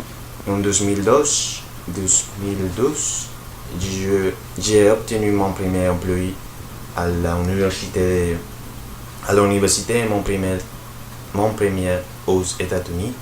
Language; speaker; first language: French; non-native, learner; Spanish